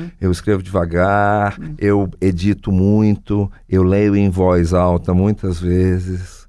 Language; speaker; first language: Portuguese; native; Portuguese